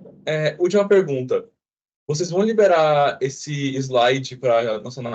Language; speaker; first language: Portuguese; native; Portuguese